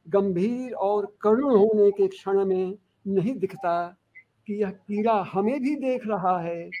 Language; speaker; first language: Hindi; native; Hindi